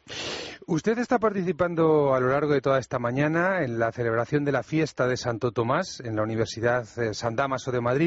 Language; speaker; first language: Spanish; native; Spanish